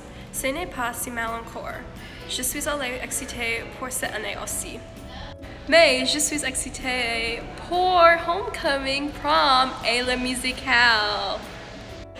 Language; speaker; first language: French; non-native, learner; English